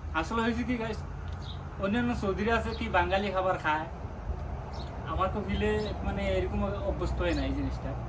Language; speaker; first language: Bangla; native; Bangla